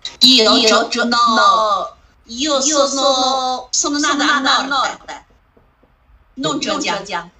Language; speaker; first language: Italian; non-native, learner; Chinese